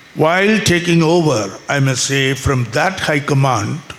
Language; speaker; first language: English; non-native, local second language; Malayalam